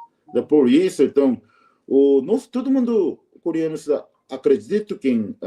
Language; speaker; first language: Portuguese; non-native, learner; Korean